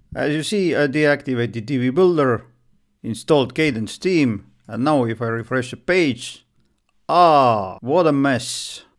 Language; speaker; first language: English; non-native, fluent; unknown